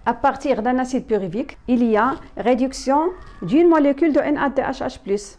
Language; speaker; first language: French; non-native, local second language; Arabic